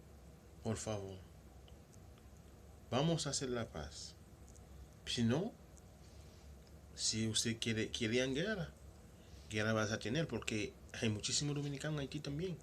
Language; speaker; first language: Spanish; non-native, local second language; Haitian Creole